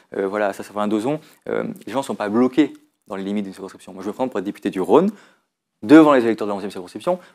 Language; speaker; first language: French; native; French